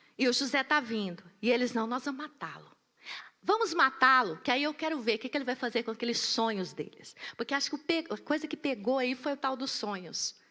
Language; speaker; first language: Portuguese; native; Portuguese